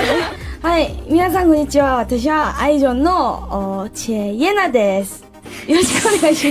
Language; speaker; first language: Japanese; non-native, learner; Korean